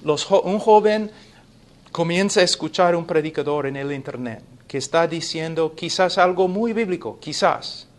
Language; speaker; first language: Spanish; non-native, fluent; English